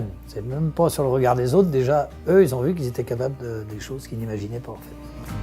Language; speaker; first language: French; native; French